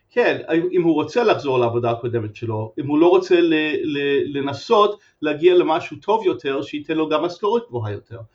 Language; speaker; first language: Hebrew; non-native, fluent; English